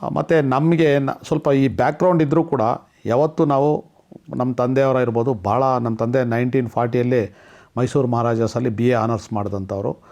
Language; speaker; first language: Kannada; non-native, local second language; Telugu